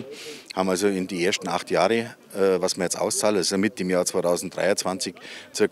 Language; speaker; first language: German; native; German